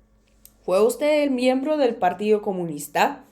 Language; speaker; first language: Spanish; non-native, fluent; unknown